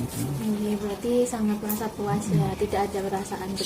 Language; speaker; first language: Indonesian; native; Indonesian